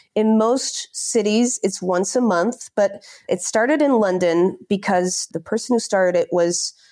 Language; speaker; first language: English; non-native, fluent; Dutch